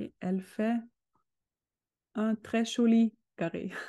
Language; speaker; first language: French; non-native, learner; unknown